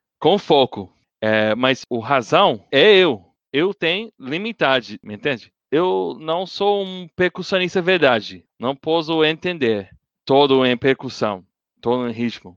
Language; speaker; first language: Portuguese; non-native, learner; English